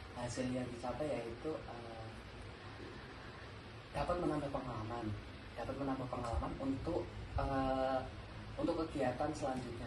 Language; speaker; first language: Indonesian; native; Indonesian